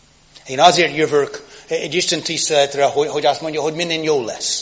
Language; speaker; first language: Hungarian; non-native, fluent; English